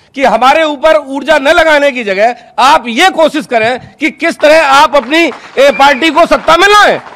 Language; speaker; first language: Hindi; native; Hindi